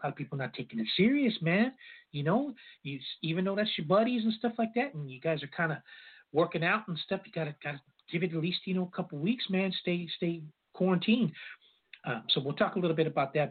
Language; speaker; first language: English; native; English